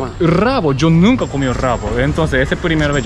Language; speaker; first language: Spanish; non-native, learner; Japanese